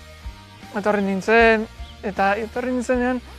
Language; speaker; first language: Basque; non-native, learner; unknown